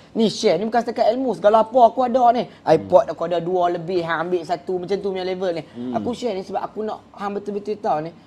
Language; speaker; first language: Malay; native; Malay